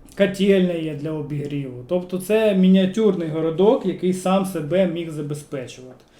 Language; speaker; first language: Ukrainian; non-native, local second language; Russian